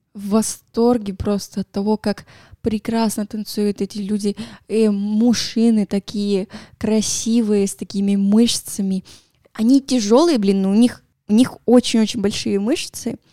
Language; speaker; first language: Russian; non-native, fluent; Spanish